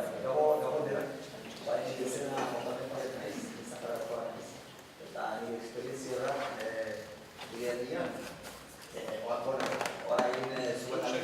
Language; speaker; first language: Basque; non-native, learner; Arabic